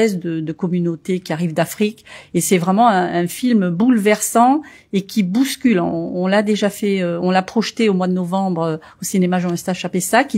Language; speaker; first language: French; early bilingual, other home language; Portuguese